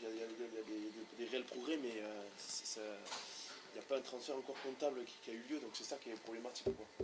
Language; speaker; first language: French; native; French